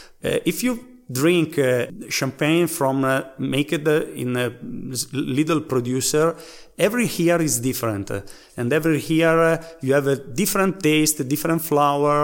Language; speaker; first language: English; non-native, learner; Italian